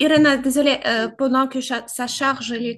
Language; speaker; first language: French; non-native, fluent; Ukrainian